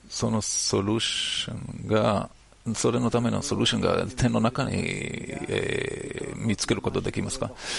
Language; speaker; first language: Japanese; non-native, learner; Hebrew